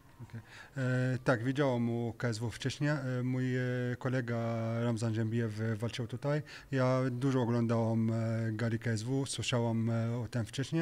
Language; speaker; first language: Polish; non-native, learner; French